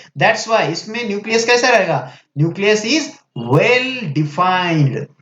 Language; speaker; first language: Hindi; non-native, local second language; Marathi